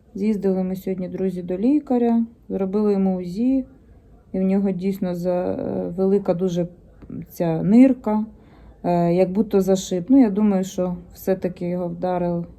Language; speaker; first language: Ukrainian; native; Ukrainian